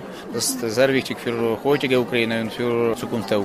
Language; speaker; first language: German; non-native, learner; Ukrainian